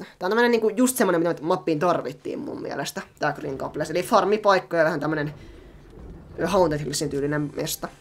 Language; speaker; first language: Finnish; native; Finnish